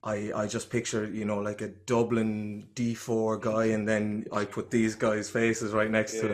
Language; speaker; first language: English; native; English